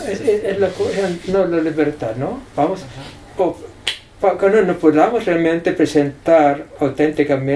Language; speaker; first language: Spanish; non-native, fluent; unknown